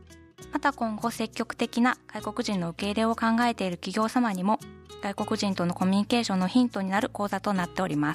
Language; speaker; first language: Japanese; native; Japanese